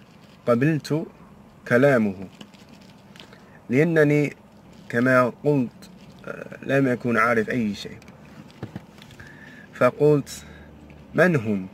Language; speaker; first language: Arabic; non-native, learner; English